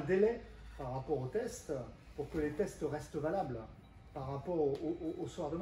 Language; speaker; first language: French; native; French